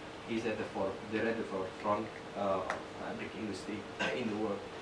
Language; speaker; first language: English; non-native, fluent; Indonesian